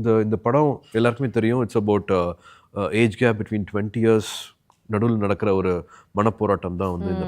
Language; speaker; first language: Tamil; native; Tamil